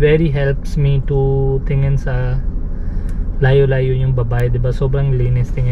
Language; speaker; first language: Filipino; non-native, learner; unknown